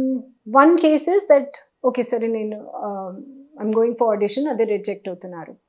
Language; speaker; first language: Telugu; non-native, learner; Hindi